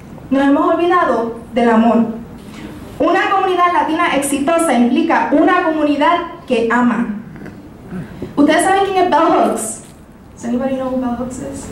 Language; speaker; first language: Spanish; early bilingual, heritage; Spanish